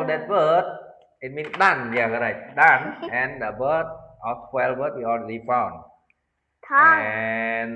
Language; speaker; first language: English; non-native, learner; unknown